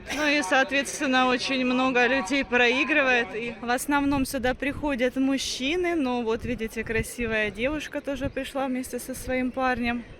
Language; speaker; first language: Russian; native; Russian